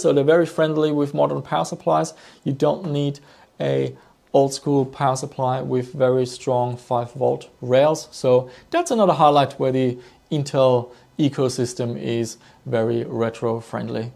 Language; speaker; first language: English; non-native, fluent; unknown